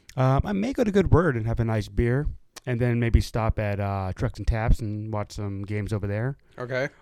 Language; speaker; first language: English; native; English